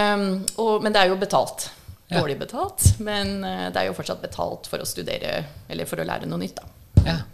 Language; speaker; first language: Norwegian; early bilingual, other home language; English